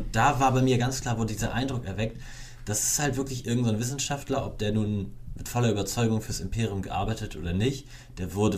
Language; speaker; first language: German; native; German